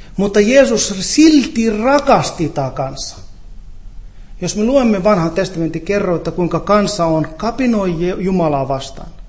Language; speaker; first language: Finnish; non-native, fluent; Arabic